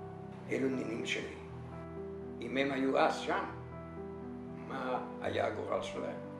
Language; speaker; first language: Hebrew; non-native, fluent; Yiddish